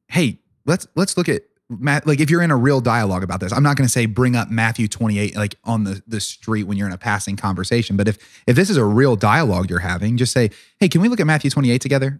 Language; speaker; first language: English; native; English